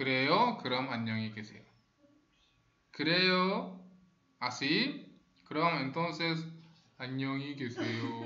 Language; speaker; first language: Korean; non-native, fluent; Spanish